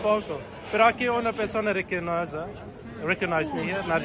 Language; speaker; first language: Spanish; non-native, learner; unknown